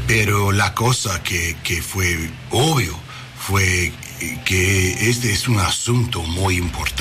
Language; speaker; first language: Spanish; non-native, learner; English